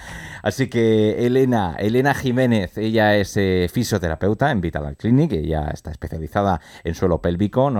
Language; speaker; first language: Spanish; native; Spanish